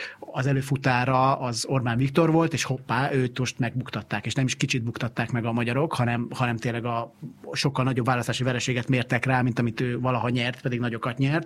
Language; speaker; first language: Hungarian; native; Hungarian